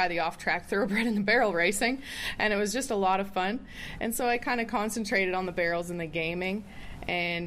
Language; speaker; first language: English; native; English